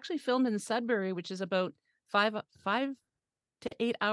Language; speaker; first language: English; non-native, fluent; French